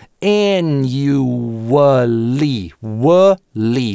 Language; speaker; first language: English; non-native, fluent; Russian